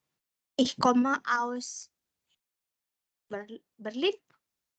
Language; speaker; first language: German; non-native, learner; Indonesian